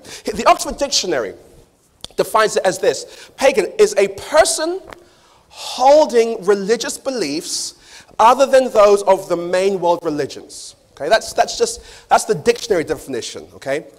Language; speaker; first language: English; native; English